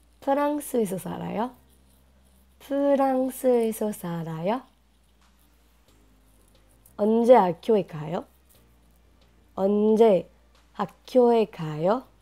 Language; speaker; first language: Korean; non-native, learner; French